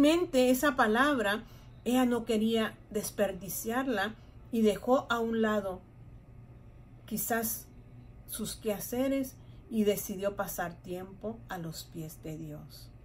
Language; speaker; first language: Spanish; native; Spanish